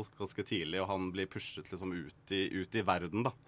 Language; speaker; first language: Norwegian; native; Norwegian